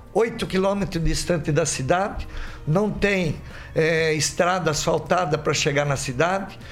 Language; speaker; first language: Portuguese; native; Portuguese